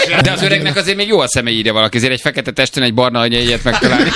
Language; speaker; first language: Hungarian; native; Hungarian